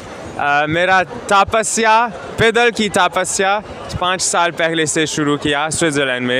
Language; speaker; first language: Hindi; non-native, learner; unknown